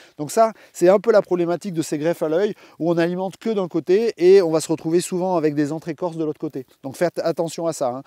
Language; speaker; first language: French; native; French